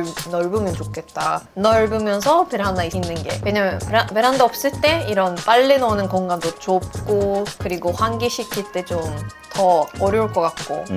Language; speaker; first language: Korean; non-native, fluent; Swedish